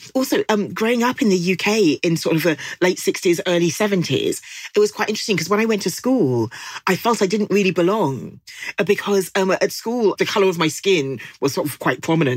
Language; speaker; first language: English; native; English